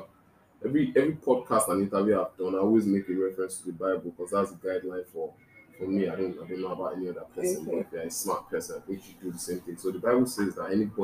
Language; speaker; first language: English; non-native, local second language; Igbo